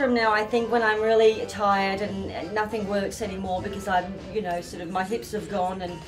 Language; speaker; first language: English; native; English